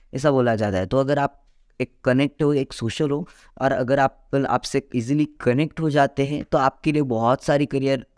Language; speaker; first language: Hindi; non-native, local second language; Marathi